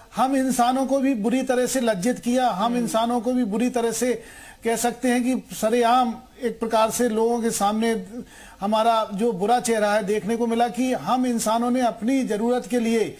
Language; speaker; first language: Hindi; native; Hindi